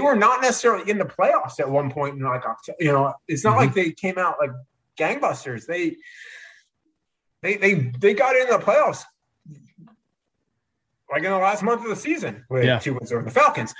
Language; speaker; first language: English; native; English